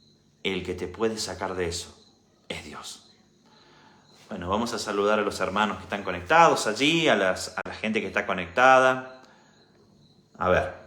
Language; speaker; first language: Spanish; native; Spanish